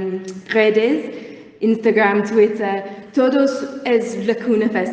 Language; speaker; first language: Spanish; non-native, learner; English